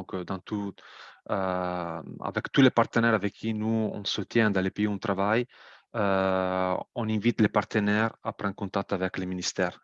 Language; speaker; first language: French; non-native, fluent; Italian